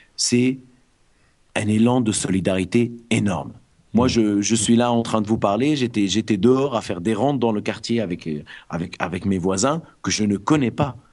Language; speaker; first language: French; non-native, local second language; Arabic